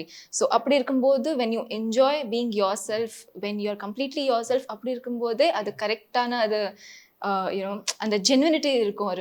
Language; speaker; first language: Tamil; non-native, fluent; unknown